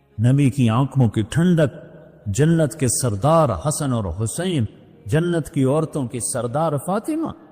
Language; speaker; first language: Urdu; non-native, local second language; Punjabi